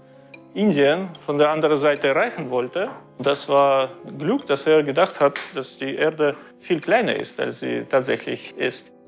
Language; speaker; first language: German; non-native, fluent; Russian